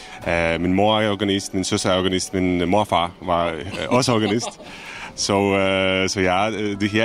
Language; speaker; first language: Danish; non-native, fluent; Czech